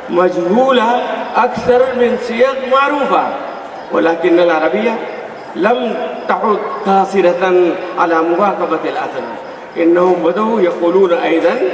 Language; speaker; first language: Arabic; non-native, fluent; Urdu